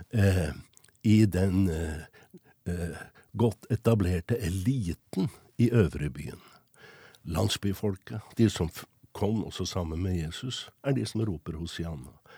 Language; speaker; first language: Norwegian; native; Norwegian